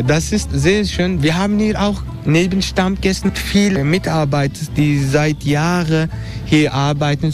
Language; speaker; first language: German; non-native, fluent; Turkish